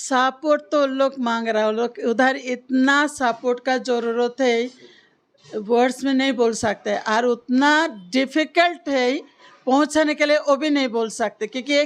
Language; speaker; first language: Hindi; non-native, local second language; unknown